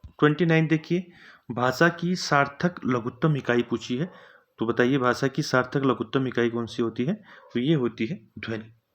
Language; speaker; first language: Hindi; native; Hindi